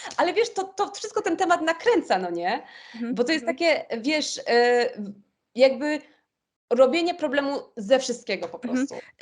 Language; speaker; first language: Polish; early bilingual, heritage; Polish